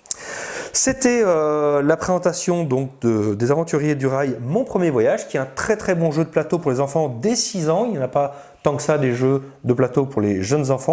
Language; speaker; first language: French; native; French